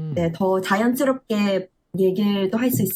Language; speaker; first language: Korean; non-native, learner; English